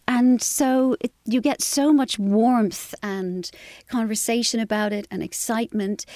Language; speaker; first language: English; native; English